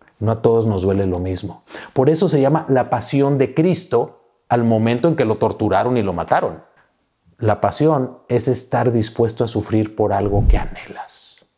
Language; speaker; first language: Spanish; native; Spanish